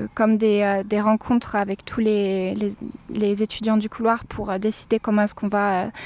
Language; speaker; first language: French; native; French